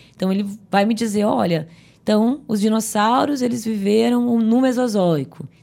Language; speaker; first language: Portuguese; native; Portuguese